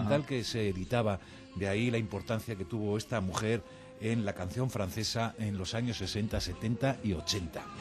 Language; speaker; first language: Spanish; native; Spanish